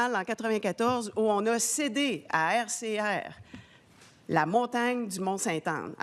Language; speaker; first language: French; native; French